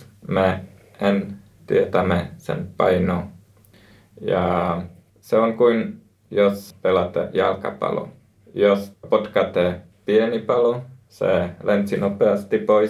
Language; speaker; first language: Finnish; non-native, learner; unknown